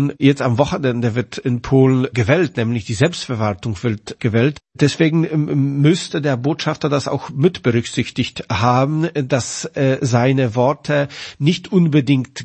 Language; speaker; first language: German; non-native, fluent; Polish